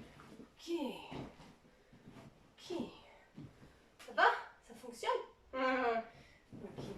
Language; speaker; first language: French; native; French